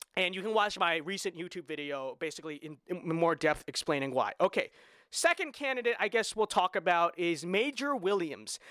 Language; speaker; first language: English; native; English